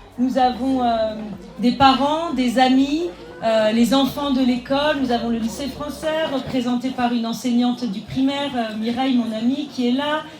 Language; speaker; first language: French; native; French